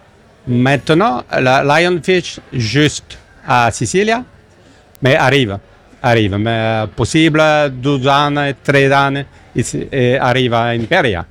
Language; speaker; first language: Italian; non-native, learner; French